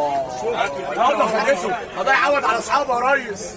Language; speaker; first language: Arabic; native; Arabic